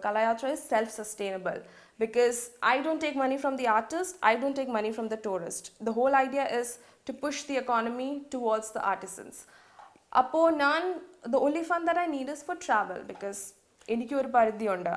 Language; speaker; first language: English; non-native, local second language; Malayalam